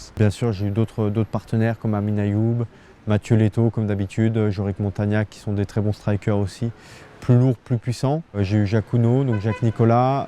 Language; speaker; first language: French; native; French